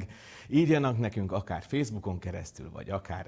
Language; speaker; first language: Hungarian; native; Hungarian